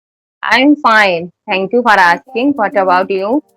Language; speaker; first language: English; non-native, local second language; Hindi